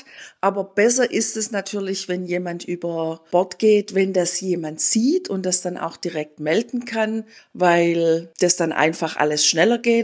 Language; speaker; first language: German; native; German